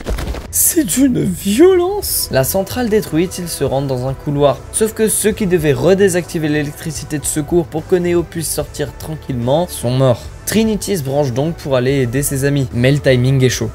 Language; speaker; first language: French; native; French